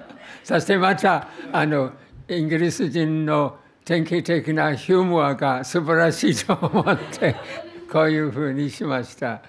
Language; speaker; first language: Japanese; non-native, fluent; English